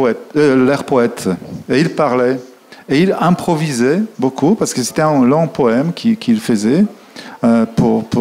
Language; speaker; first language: French; non-native, fluent; Polish